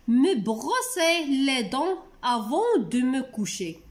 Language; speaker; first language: French; non-native, local second language; Arabic